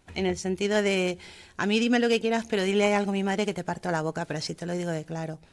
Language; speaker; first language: Spanish; early bilingual, heritage; German